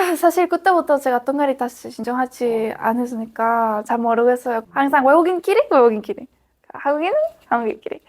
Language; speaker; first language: Korean; non-native, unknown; Spanish